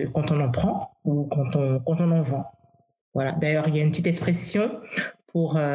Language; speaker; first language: French; early bilingual, heritage; English